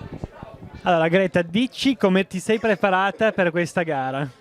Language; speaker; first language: Italian; native; Italian